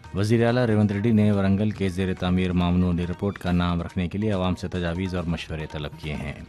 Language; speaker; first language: Urdu; native; Urdu